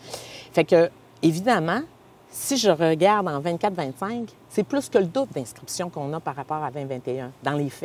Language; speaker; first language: French; native; French